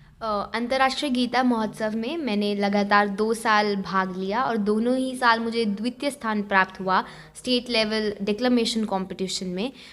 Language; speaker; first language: Hindi; native; Hindi